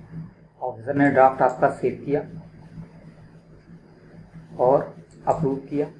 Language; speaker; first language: Hindi; native; Hindi